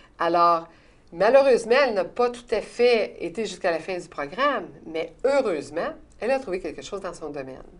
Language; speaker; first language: French; native; French